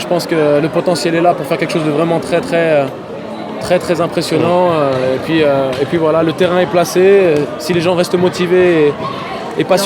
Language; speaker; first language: French; native; French